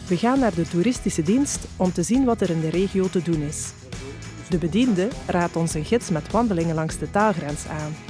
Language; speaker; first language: Dutch; native; Dutch